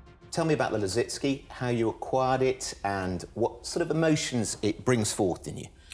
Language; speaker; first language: English; native; English